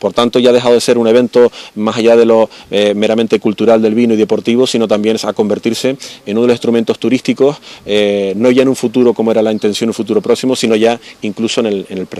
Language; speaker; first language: Spanish; native; Spanish